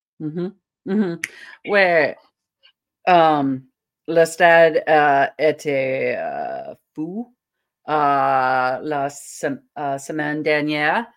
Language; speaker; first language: French; non-native, learner; English